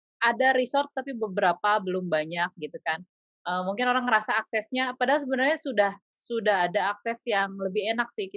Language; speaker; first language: Indonesian; native; Indonesian